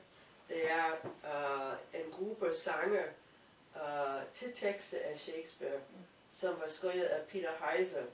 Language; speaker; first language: Danish; non-native, fluent; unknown